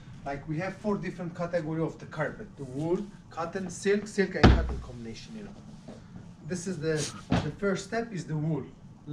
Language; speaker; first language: English; non-native, fluent; Turkish